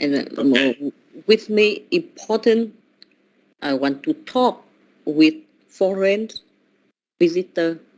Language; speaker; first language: English; non-native, learner; Vietnamese